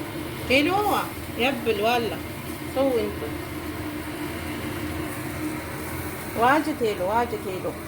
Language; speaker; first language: Arabic; non-native, learner; Amharic